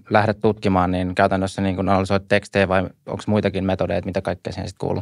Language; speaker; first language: Finnish; native; Finnish